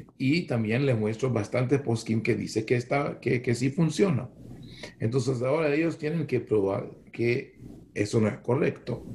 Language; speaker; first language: Spanish; non-native, fluent; Hebrew